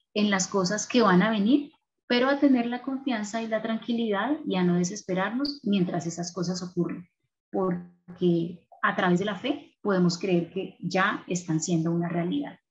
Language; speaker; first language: Spanish; native; Spanish